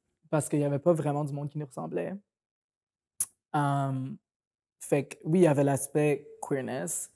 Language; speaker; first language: French; native; French